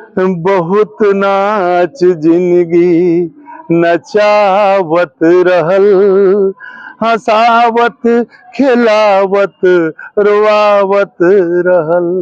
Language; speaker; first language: Hindi; non-native, local second language; Bhojpuri